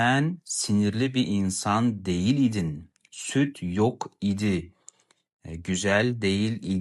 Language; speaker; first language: Turkish; non-native, fluent; Kazakh